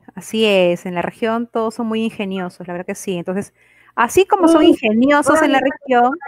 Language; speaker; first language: Spanish; native; Spanish